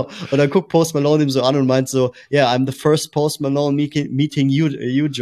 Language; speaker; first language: German; native; German